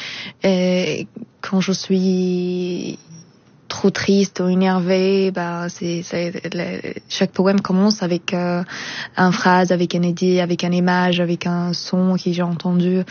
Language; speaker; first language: French; non-native, fluent; Arabic